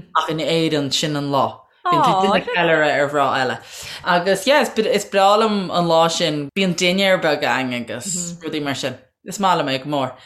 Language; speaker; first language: Irish; native; Irish